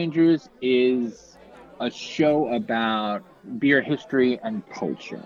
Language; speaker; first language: English; native; English